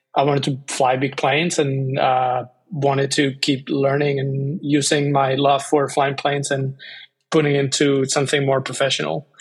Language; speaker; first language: English; non-native, fluent; Spanish